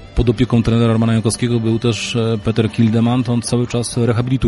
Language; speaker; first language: Polish; native; Polish